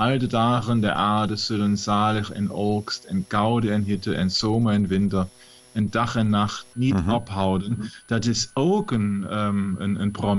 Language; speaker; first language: Dutch; non-native, fluent; German